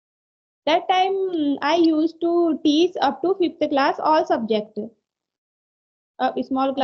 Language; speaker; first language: English; non-native, learner; Hindi